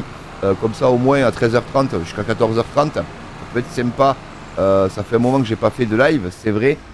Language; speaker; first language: French; native; French